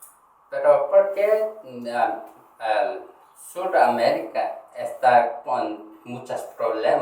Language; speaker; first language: Spanish; non-native, learner; Korean